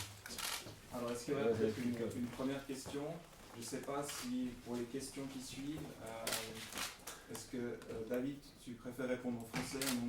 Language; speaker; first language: French; native; French